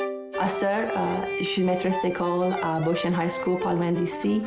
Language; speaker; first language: French; non-native, local second language; English